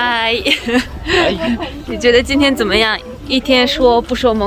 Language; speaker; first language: Chinese; non-native, fluent; Mongolian